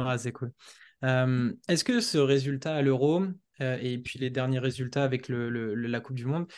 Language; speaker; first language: French; native; French